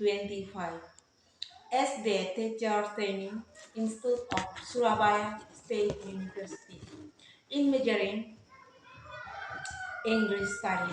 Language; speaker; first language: English; non-native, learner; Indonesian